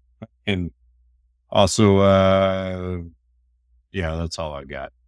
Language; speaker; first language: English; native; English